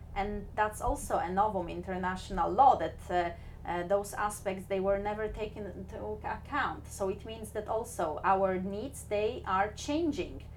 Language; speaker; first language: English; non-native, fluent; Polish